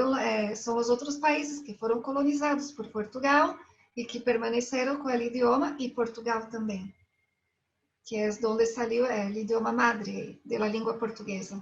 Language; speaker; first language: Spanish; non-native, fluent; Portuguese